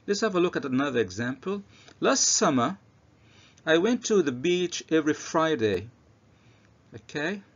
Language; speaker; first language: English; non-native, fluent; Arabic